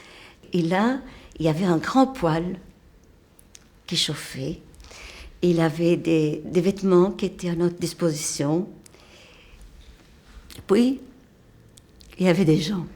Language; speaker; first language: French; non-native, fluent; Portuguese